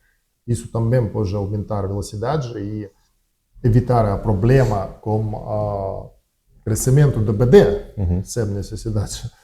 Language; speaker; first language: Portuguese; non-native, learner; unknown